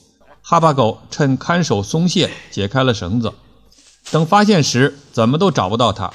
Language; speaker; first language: Chinese; native; Chinese